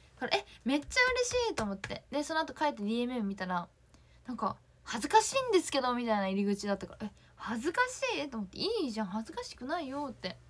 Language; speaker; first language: Japanese; native; Japanese